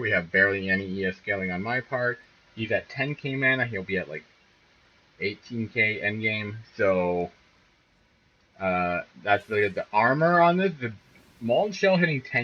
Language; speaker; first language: English; native; English